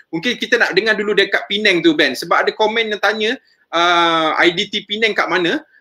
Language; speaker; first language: Malay; native; Malay